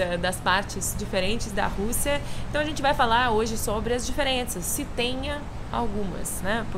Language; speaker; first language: Portuguese; non-native, fluent; Russian